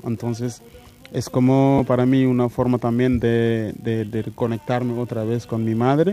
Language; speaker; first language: Spanish; non-native, fluent; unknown